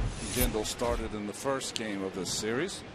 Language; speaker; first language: English; native; English